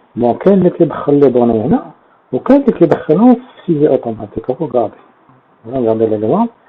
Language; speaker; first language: French; non-native, local second language; Arabic